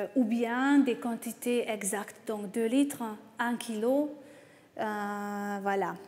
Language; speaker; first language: French; non-native, fluent; Hungarian